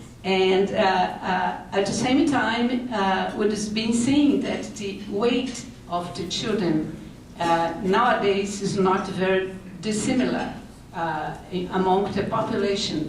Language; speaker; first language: English; non-native, fluent; Portuguese